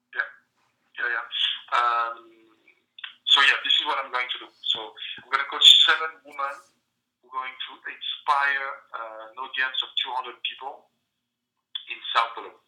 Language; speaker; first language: English; non-native, fluent; French